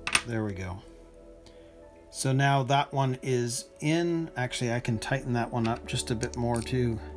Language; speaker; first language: English; native; English